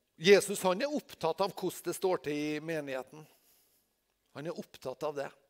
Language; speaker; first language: Norwegian; native; Norwegian